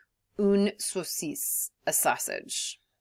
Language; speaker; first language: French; non-native, fluent; English